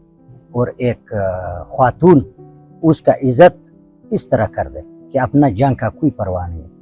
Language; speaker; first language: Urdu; non-native, local second language; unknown